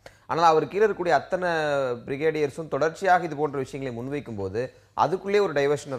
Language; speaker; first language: Tamil; native; Tamil